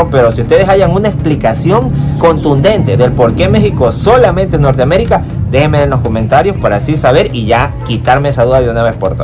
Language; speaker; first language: Spanish; native; Spanish